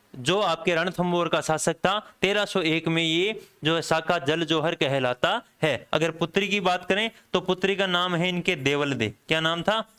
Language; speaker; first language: Hindi; native; Hindi